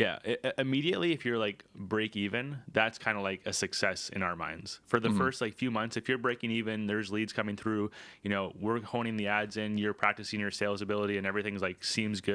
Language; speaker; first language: English; native; English